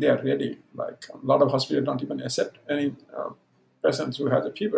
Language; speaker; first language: English; non-native, local second language; Maithili